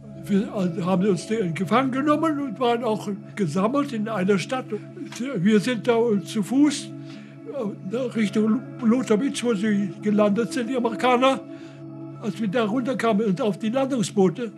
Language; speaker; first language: German; native; German